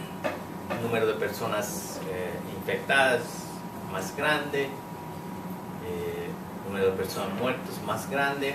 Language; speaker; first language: Spanish; non-native, fluent; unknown